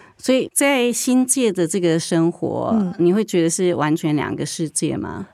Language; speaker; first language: Chinese; native; Chinese